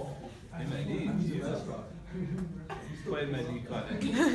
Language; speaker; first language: French; native; French